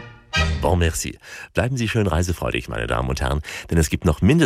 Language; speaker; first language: German; native; German